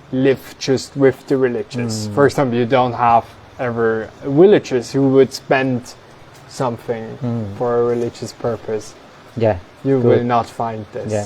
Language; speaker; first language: English; non-native, fluent; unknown